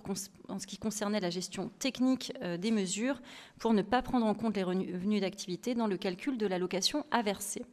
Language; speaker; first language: French; native; French